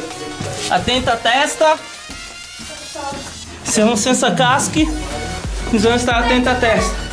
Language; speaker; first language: Italian; non-native, fluent; Portuguese